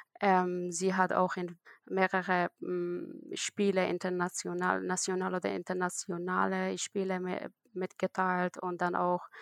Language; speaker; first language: German; non-native, learner; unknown